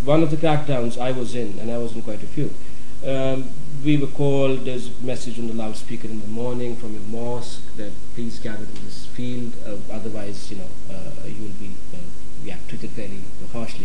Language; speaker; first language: English; non-native, local second language; Kashmiri